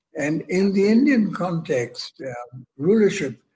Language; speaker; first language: English; non-native, local second language; Punjabi